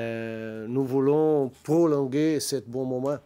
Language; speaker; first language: French; non-native, learner; Portuguese